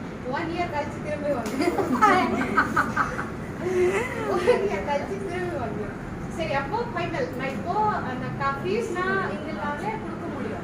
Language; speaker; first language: Tamil; non-native, learner; Bangla